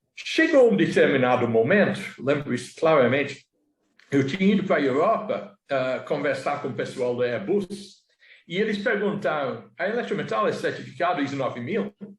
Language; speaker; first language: Portuguese; non-native, fluent; English